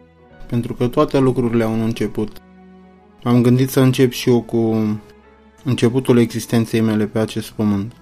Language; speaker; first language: Romanian; native; Romanian